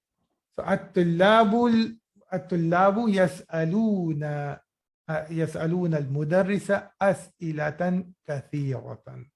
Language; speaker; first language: Arabic; non-native, fluent; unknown